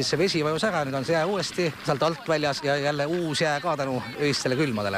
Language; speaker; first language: Estonian; native; Estonian